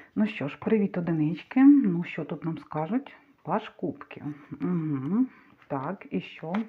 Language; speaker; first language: Ukrainian; non-native, local second language; Russian